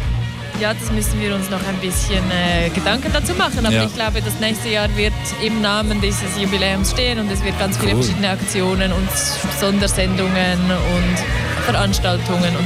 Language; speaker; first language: German; native; German